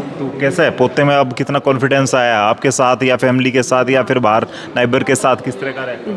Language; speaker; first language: Hindi; native; Hindi